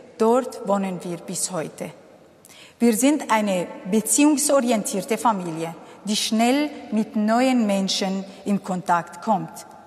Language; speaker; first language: German; non-native, fluent; Kurdish